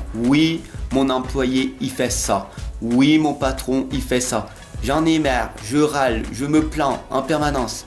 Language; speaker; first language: French; native; French